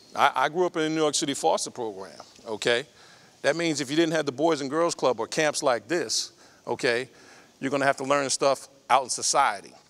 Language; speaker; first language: English; native; English